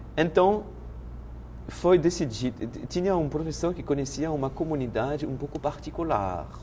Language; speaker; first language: Portuguese; non-native, fluent; French